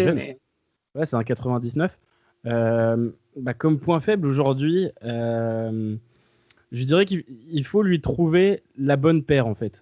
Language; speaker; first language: French; native; French